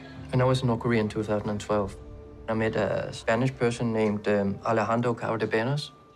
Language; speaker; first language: English; non-native, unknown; Danish